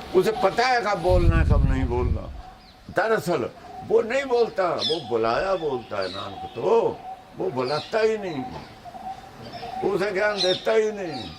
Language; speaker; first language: Hindi; non-native, local second language; Punjabi